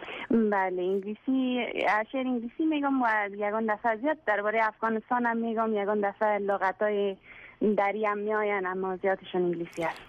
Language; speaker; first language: Persian; non-native, fluent; English